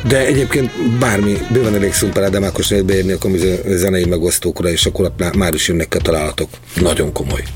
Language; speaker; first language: Hungarian; native; Hungarian